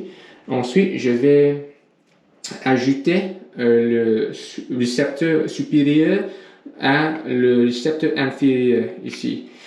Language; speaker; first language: French; non-native, learner; English